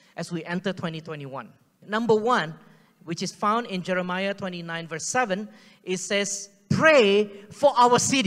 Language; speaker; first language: English; native; English